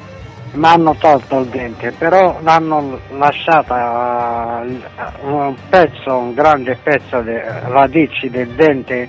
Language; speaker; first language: Italian; non-native, fluent; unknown